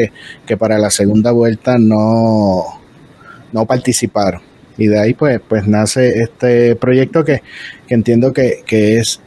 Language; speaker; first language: Spanish; native; Spanish